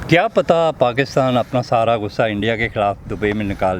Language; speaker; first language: Urdu; native; Urdu